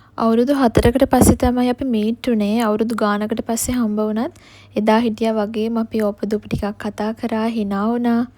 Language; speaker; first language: Sinhala; native; Sinhala